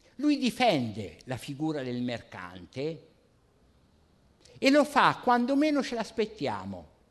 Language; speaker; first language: Italian; native; Italian